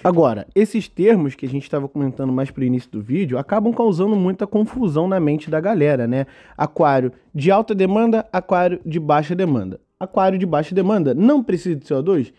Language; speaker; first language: Portuguese; native; Portuguese